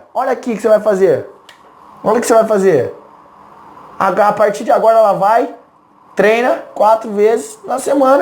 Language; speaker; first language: Portuguese; native; Portuguese